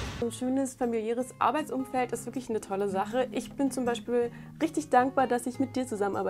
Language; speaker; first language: German; native; German